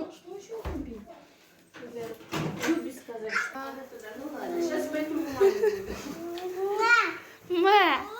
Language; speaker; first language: Russian; non-native, learner; Tajik